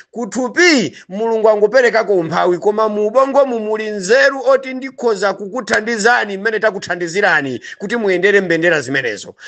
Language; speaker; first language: Nyanja; native; Nyanja